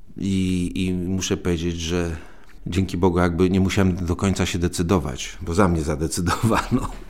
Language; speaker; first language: Polish; early bilingual, other home language; Spanish